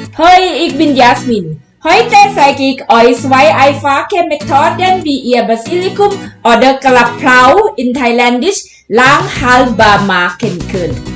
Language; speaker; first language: German; non-native, fluent; Thai